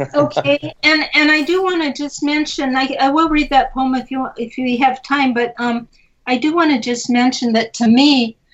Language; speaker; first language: English; early bilingual, other home language; Spanish